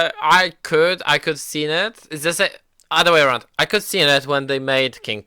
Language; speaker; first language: English; native; English